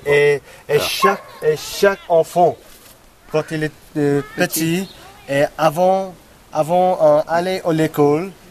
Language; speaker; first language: French; non-native, learner; Nepali